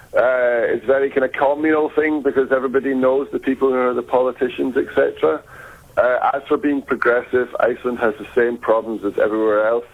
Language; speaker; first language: English; native; English